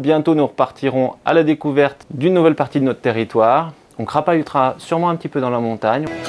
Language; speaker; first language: French; native; French